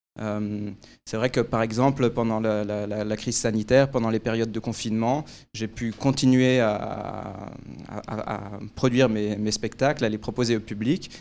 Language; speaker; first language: French; native; French